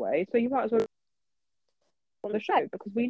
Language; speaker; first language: English; native; English